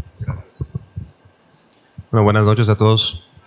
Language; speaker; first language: Spanish; non-native, learner; English